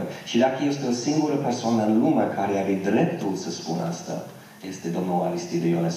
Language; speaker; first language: Romanian; non-native, fluent; English